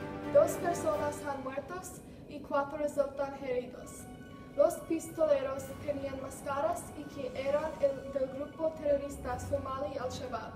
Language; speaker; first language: Spanish; non-native, learner; English